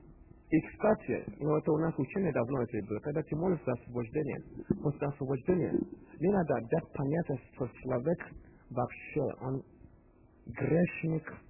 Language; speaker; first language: Russian; non-native, fluent; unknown